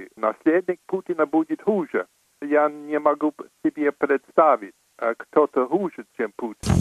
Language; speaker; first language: Russian; non-native, fluent; English